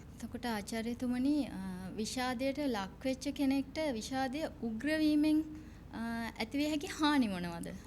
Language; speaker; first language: Sinhala; native; Sinhala